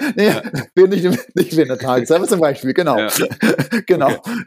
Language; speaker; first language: German; native; German